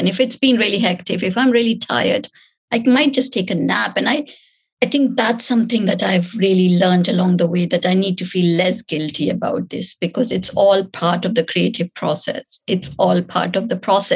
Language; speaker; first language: English; non-native, local second language; Hindi